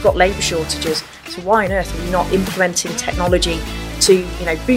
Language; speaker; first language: English; native; English